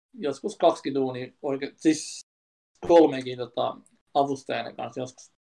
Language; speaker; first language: Finnish; early bilingual, other home language; Kurdish